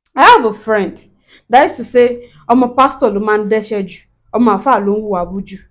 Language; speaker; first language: English; non-native, local second language; Yoruba